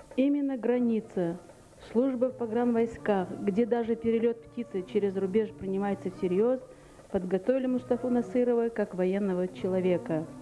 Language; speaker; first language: Russian; non-native, local second language; Lezghian